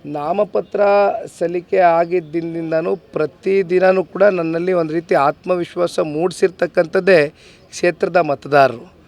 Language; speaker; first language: Kannada; native; Kannada